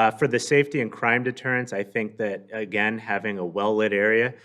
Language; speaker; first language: English; native; English